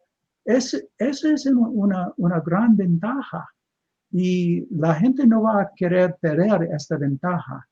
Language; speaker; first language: Spanish; non-native, fluent; English